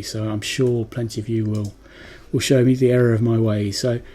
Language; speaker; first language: English; native; English